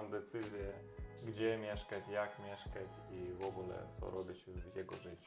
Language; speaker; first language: Polish; non-native, learner; Russian